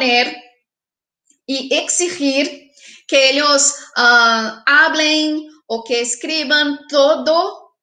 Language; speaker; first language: Spanish; non-native, fluent; Portuguese